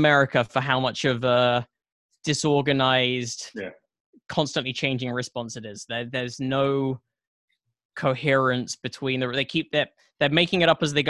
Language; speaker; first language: English; native; English